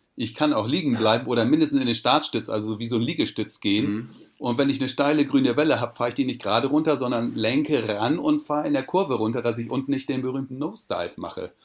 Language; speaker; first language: German; native; German